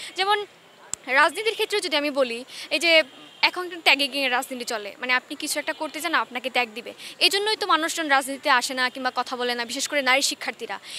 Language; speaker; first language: Bangla; non-native, local second language; Chakma